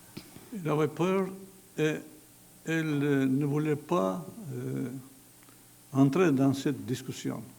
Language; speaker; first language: French; non-native, fluent; Albanian